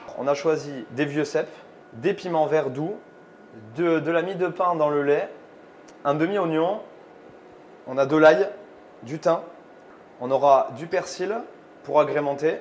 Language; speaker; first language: French; native; French